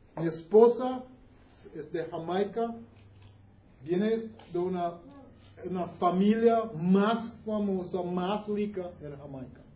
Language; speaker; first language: Spanish; non-native, learner; English